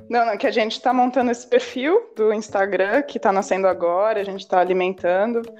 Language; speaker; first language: Portuguese; native; Portuguese